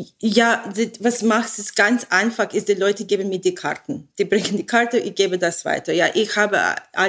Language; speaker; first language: German; non-native, learner; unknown